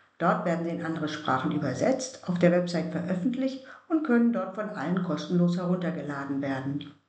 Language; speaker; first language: German; native; German